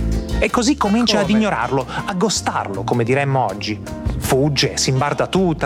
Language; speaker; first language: Italian; native; Italian